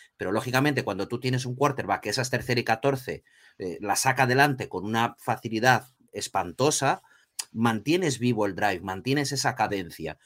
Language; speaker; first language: Spanish; early bilingual, other home language; Portuguese